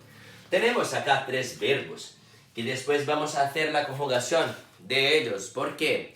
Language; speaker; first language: Spanish; non-native, fluent; Portuguese